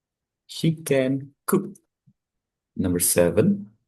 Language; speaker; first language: English; non-native, fluent; Indonesian